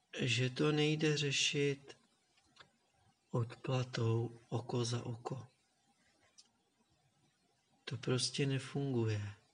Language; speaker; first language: Czech; native; Czech